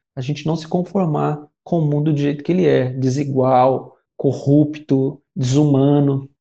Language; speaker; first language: Portuguese; native; Portuguese